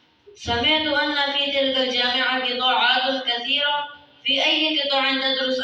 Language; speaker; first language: Arabic; non-native, learner; Urdu